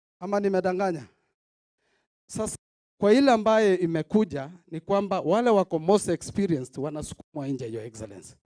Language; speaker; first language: Swahili; non-native, local second language; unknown